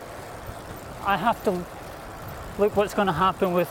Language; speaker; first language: English; native; English